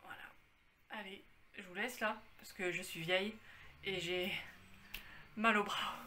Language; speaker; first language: French; native; French